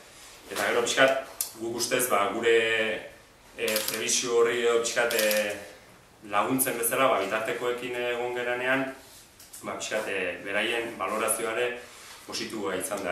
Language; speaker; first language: Basque; native; Basque